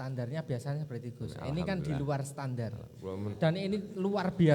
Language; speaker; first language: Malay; non-native, local second language; Javanese